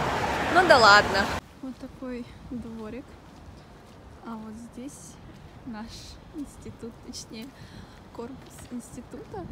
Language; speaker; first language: Russian; native; Russian